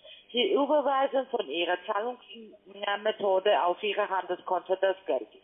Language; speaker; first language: German; non-native, fluent; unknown